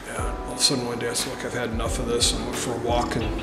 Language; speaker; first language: English; native; English